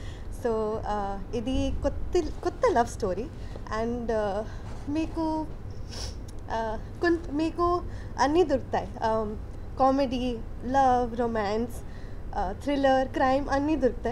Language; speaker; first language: Telugu; non-native, learner; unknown